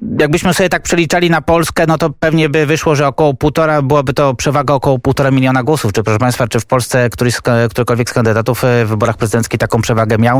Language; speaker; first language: Polish; native; Polish